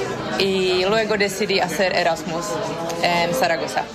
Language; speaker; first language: Spanish; non-native, fluent; Czech